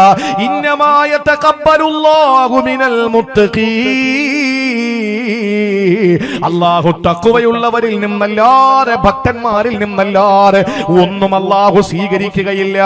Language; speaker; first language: Malayalam; native; Malayalam